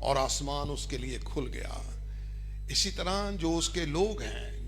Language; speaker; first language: Urdu; non-native, local second language; Punjabi